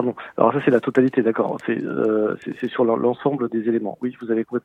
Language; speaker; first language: French; native; French